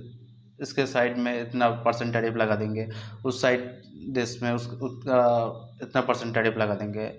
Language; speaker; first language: Hindi; non-native, local second language; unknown